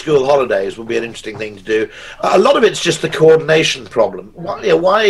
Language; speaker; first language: English; native; English